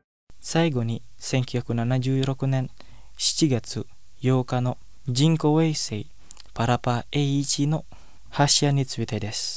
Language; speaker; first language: Japanese; non-native, fluent; Indonesian